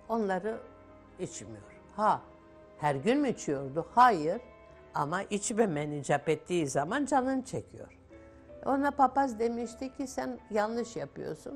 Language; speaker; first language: Turkish; non-native, local second language; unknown